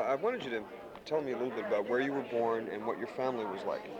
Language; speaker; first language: English; native; English